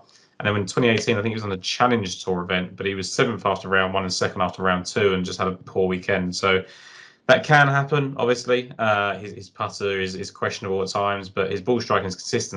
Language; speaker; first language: English; native; English